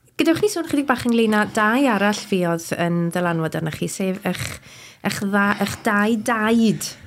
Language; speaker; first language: Welsh; native; Welsh